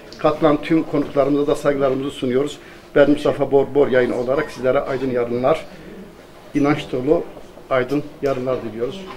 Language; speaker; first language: Turkish; native; Turkish